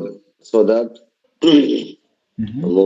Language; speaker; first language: English; non-native, learner; Bangla